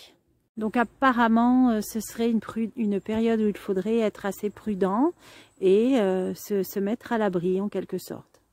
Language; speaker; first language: French; native; French